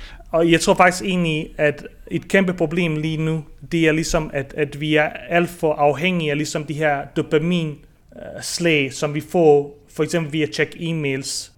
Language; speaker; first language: Danish; early bilingual, other home language; Bosnian